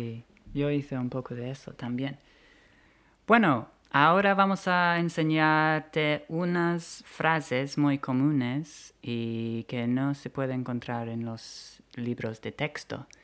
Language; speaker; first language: Spanish; non-native, fluent; English